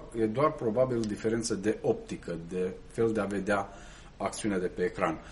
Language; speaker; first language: Romanian; native; Romanian